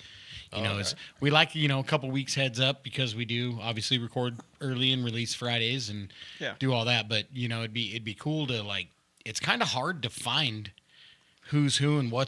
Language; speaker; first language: English; native; English